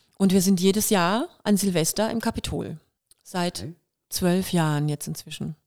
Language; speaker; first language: German; native; German